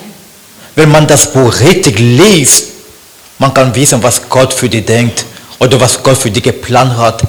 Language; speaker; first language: German; non-native, learner; French